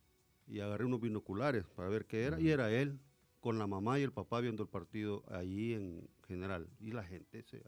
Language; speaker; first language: Spanish; native; Spanish